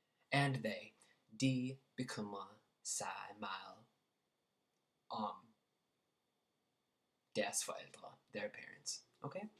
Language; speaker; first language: Danish; non-native, learner; English